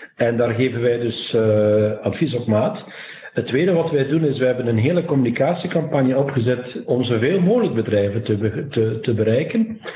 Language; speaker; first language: Dutch; native; Dutch